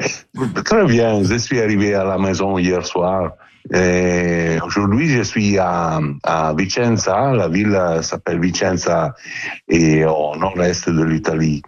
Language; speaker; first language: French; non-native, learner; Italian